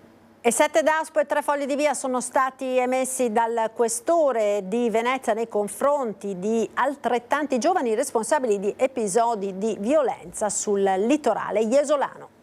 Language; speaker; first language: Italian; native; Italian